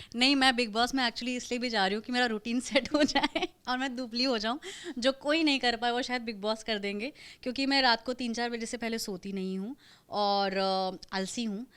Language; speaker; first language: Hindi; non-native, local second language; Marathi